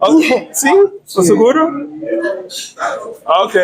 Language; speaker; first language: Spanish; non-native, learner; English